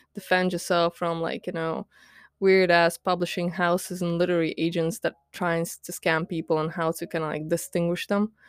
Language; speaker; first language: English; non-native, fluent; Latvian